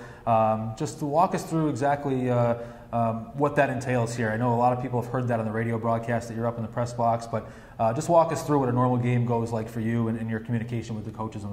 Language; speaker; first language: English; native; English